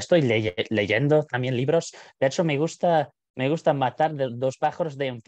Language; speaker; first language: Spanish; non-native, fluent; English